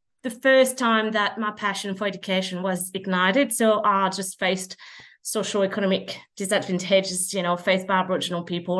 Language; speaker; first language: English; non-native, fluent; French